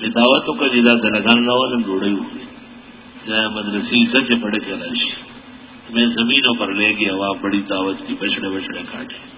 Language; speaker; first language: Urdu; non-native, local second language; Pashto